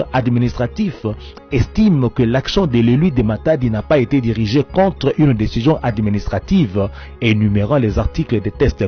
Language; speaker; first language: French; native; French